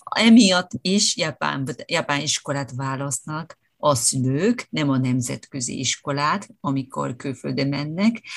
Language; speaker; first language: Hungarian; non-native, fluent; Japanese